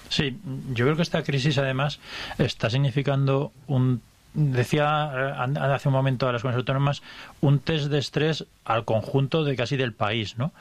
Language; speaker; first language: Spanish; native; Spanish